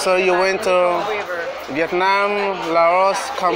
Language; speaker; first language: English; non-native, learner; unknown